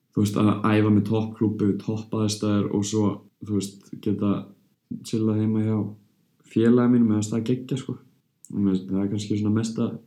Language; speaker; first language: Icelandic; early bilingual, heritage; Icelandic